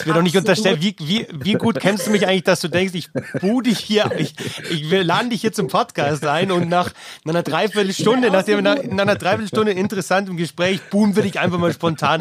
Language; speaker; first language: German; native; German